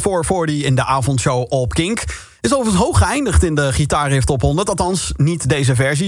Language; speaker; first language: Dutch; native; Dutch